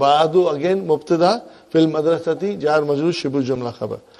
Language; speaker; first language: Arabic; non-native, fluent; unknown